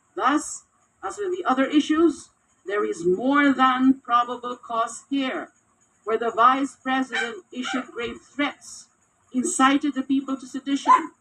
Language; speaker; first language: English; non-native, local second language; Filipino